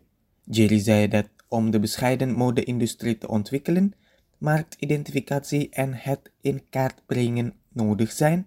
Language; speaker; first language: Dutch; non-native, fluent; Indonesian